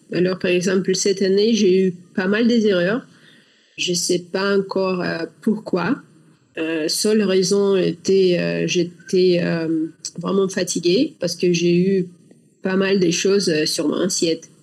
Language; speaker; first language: French; non-native, learner; Russian